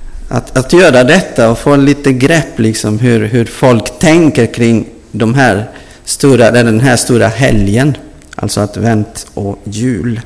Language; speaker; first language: Swedish; non-native, fluent; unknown